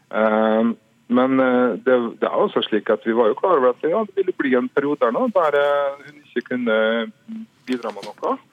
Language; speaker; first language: Norwegian; native; Norwegian